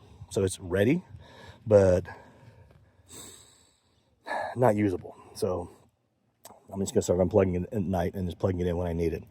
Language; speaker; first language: English; native; English